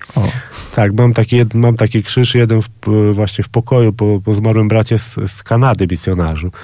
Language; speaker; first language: Polish; native; Polish